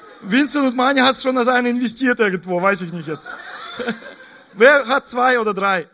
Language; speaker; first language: German; non-native, fluent; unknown